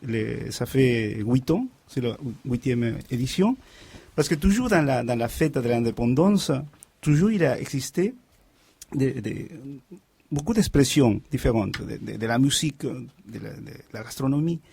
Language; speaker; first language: French; non-native, fluent; Spanish